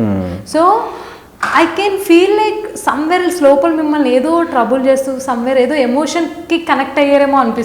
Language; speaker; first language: Telugu; native; Telugu